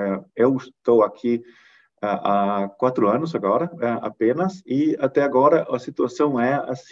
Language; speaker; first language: Portuguese; non-native, fluent; German